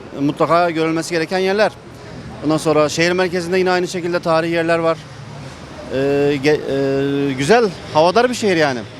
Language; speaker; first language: Turkish; native; Turkish